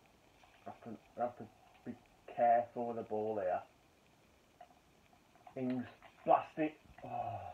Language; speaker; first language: English; native; English